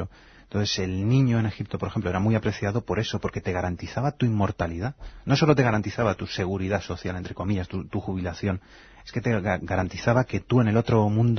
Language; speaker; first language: Spanish; native; Spanish